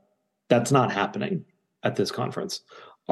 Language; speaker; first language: English; native; English